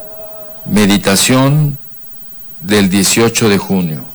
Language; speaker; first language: Spanish; native; Spanish